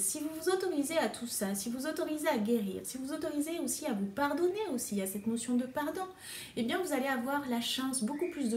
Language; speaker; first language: French; native; French